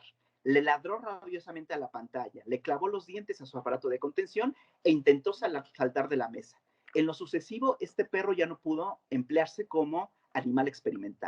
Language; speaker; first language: Spanish; native; Spanish